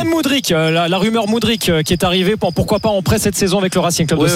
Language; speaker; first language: French; native; French